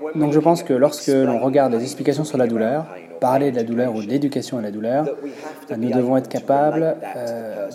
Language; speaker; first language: French; non-native, fluent; English